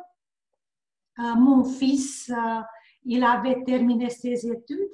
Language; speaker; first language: French; non-native, learner; Hungarian